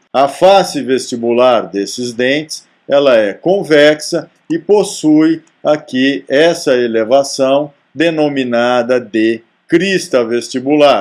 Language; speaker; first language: Portuguese; native; Portuguese